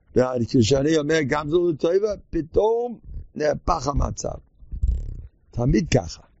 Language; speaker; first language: Hebrew; non-native, learner; English